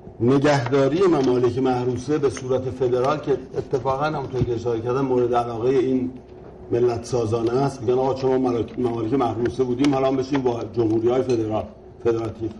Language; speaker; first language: Persian; native; Persian